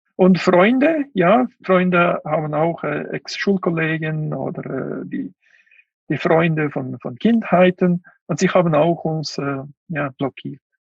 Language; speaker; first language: German; non-native, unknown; Uyghur